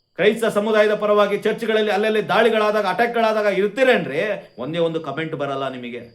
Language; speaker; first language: Kannada; non-native, local second language; Konkani